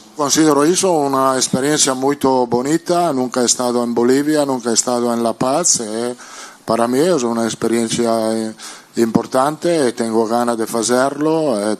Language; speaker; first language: Spanish; non-native, fluent; Italian